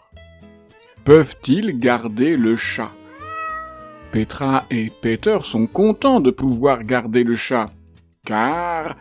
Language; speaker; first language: French; native; French